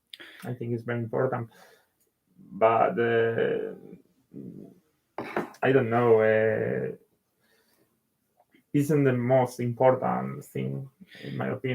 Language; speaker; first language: English; non-native, learner; Spanish